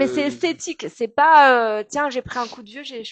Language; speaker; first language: French; native; French